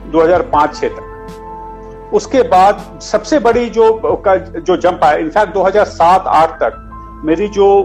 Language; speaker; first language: Hindi; native; Hindi